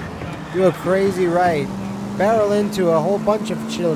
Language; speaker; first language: English; native; English